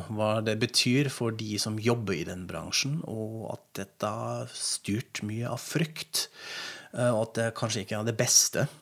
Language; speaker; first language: Norwegian; non-native, fluent; German